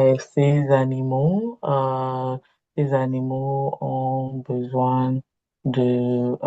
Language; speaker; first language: French; non-native, learner; Igbo